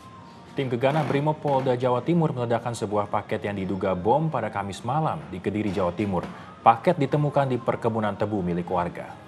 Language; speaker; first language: Indonesian; native; Indonesian